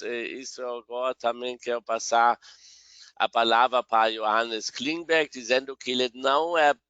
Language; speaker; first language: Portuguese; non-native, fluent; German